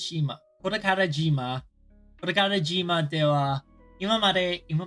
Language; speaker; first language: Japanese; non-native, learner; English